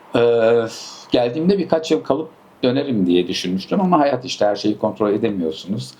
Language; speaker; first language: Turkish; early bilingual, heritage; Turkish